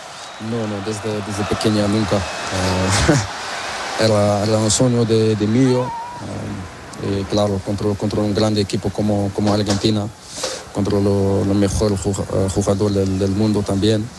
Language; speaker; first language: Spanish; non-native, learner; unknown